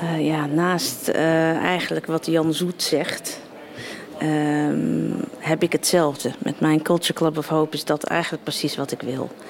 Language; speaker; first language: Dutch; native; Dutch